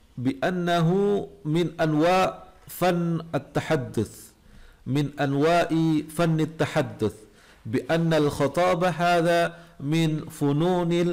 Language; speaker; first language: Arabic; non-native, fluent; Indonesian